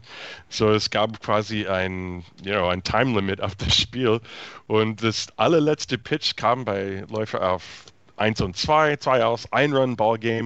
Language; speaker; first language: German; non-native, fluent; English